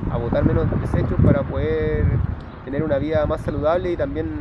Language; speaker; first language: Spanish; native; Spanish